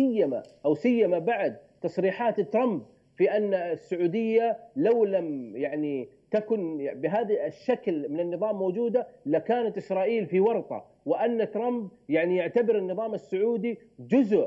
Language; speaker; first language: Arabic; native; Arabic